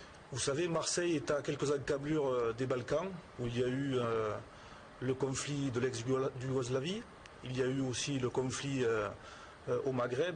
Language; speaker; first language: French; native; French